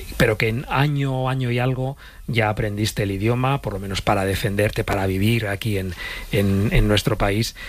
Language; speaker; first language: Spanish; native; Spanish